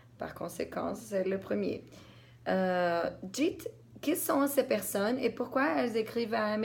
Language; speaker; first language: French; non-native, fluent; Portuguese